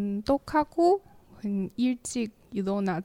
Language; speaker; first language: Korean; non-native, learner; Chinese